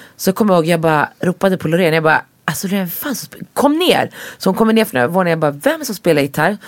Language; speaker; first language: Swedish; early bilingual, other home language; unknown